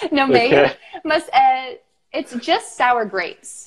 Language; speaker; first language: English; native; English